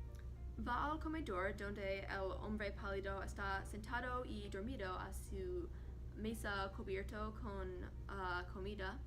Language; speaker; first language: Spanish; non-native, learner; English